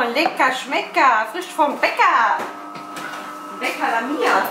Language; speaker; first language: German; native; German